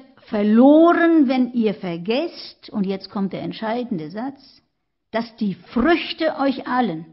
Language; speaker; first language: German; native; German